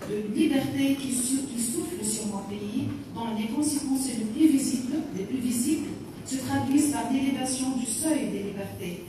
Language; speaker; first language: French; non-native, local second language; Arabic